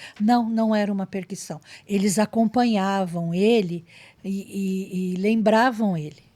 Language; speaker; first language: Portuguese; native; Portuguese